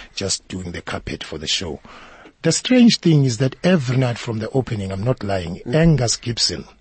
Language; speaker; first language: English; non-native, local second language; Zulu